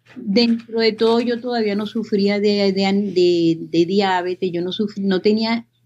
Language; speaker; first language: Spanish; native; Spanish